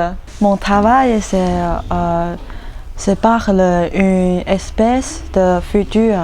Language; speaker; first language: French; non-native, learner; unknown